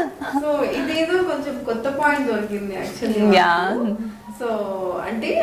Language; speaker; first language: Telugu; native; Telugu